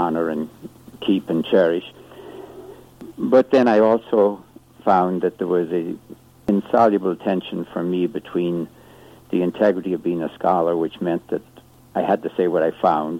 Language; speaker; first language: English; native; English